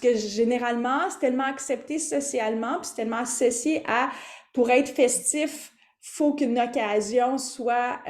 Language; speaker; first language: French; native; French